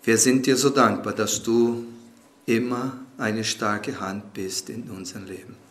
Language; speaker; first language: German; non-native, fluent; Portuguese